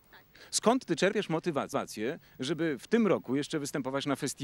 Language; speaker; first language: Polish; native; Polish